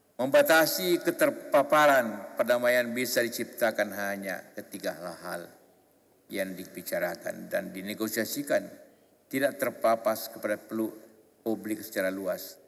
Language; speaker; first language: Indonesian; non-native, local second language; Buginese